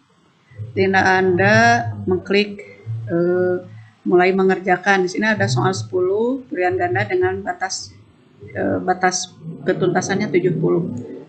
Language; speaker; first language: Indonesian; native; Indonesian